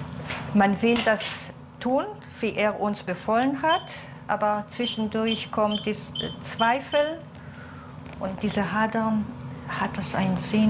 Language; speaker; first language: German; non-native, fluent; Hebrew